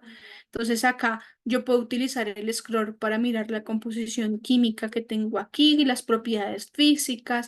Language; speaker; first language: Spanish; native; Spanish